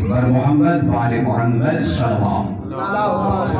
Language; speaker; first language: Urdu; native; Urdu